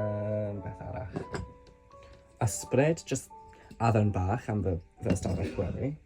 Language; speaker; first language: Welsh; non-native, local second language; English